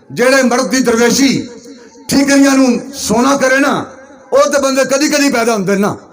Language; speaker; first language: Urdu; non-native, local second language; Punjabi